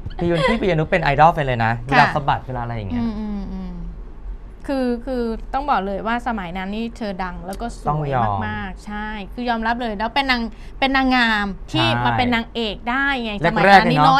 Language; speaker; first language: Thai; native; Thai